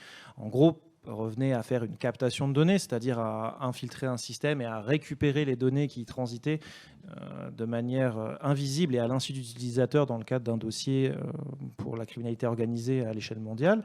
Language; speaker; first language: French; native; French